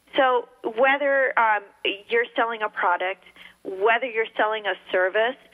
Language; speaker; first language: English; early bilingual, other home language; Spanish